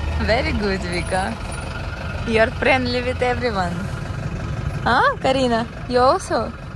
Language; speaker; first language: English; non-native, learner; Russian